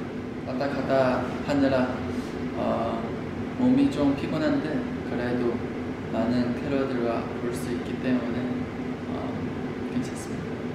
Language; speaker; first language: Korean; non-native, fluent; Chinese